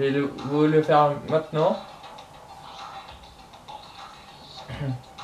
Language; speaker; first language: French; native; French